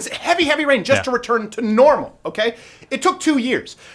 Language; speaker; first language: English; native; English